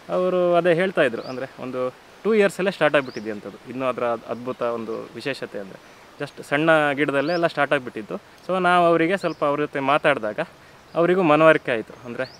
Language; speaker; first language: Kannada; native; Kannada